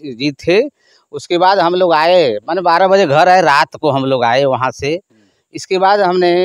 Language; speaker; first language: Hindi; native; Hindi